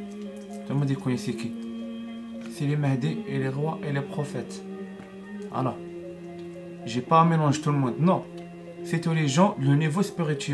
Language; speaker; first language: French; non-native, learner; Arabic